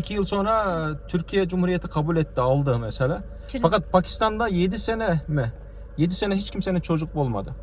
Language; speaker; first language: Turkish; non-native, local second language; Kazakh